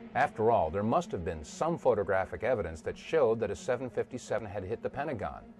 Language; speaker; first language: English; native; English